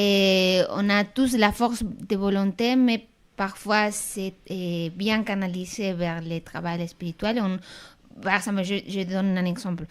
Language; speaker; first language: French; non-native, fluent; Spanish